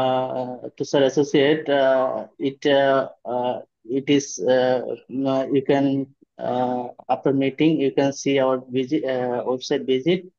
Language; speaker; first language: English; non-native, learner; Bangla